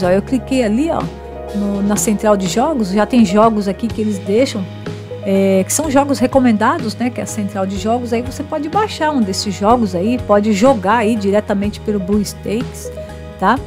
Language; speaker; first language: Portuguese; native; Portuguese